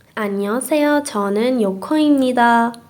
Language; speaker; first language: Korean; non-native, fluent; Persian